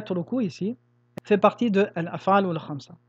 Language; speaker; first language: Arabic; non-native, fluent; French